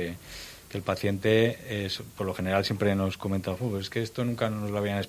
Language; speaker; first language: Spanish; native; Spanish